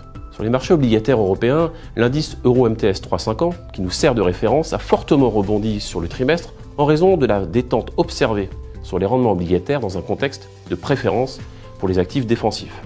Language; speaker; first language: French; native; French